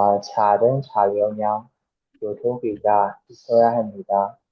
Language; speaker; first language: Korean; non-native, learner; Chinese